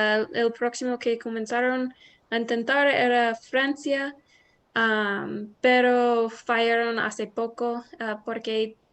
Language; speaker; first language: Spanish; non-native, learner; English